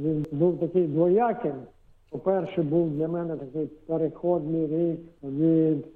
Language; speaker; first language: Ukrainian; non-native, local second language; Russian